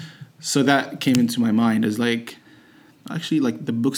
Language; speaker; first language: English; non-native, fluent; Arabic